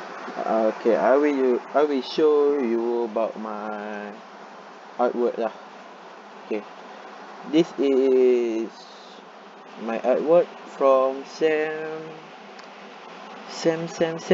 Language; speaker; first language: English; non-native, learner; Malay